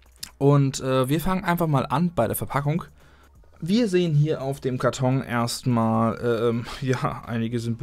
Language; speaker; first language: German; native; German